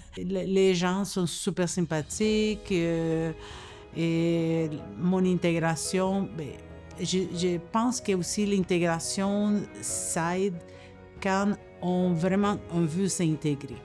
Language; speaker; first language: French; non-native, fluent; Spanish